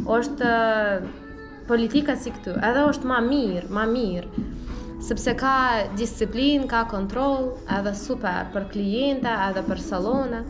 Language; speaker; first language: Albanian; non-native, learner; Russian